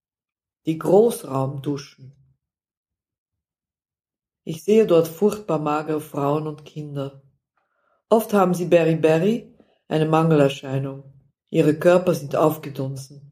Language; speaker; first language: German; non-native, fluent; Dutch